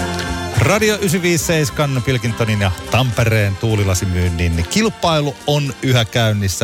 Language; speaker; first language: Finnish; native; Finnish